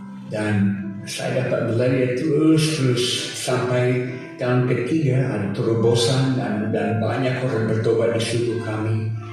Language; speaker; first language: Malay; non-native, fluent; English